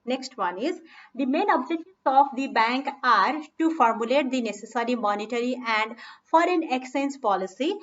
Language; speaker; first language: English; non-native, local second language; Nepali